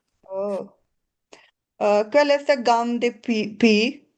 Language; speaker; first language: French; non-native, learner; Punjabi